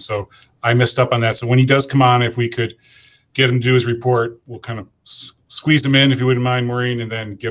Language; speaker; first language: English; native; English